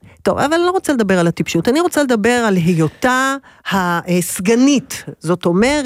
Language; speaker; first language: Hebrew; native; Hebrew